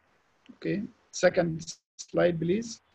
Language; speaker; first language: English; non-native, fluent; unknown